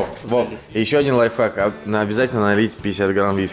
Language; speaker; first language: Russian; native; Russian